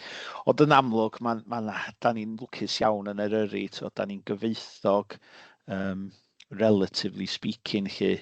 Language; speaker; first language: Welsh; native; Welsh